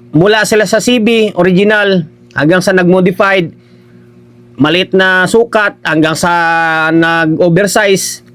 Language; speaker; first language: Filipino; non-native, local second language; Hiligaynon